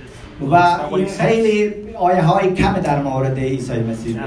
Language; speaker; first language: Persian; early bilingual, heritage; Persian